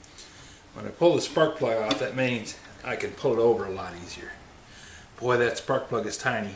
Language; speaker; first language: English; native; English